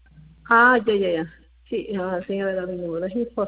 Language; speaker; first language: Spanish; native; Spanish